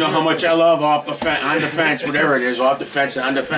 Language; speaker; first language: English; native; English